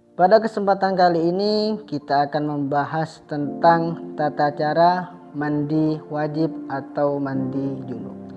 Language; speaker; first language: Indonesian; non-native, local second language; Madurese